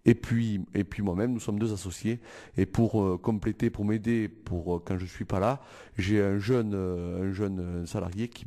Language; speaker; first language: French; native; French